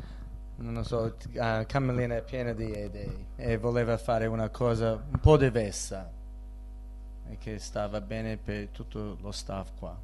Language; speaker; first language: Italian; early bilingual, heritage; Italian